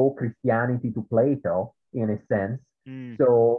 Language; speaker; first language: English; non-native, fluent; Italian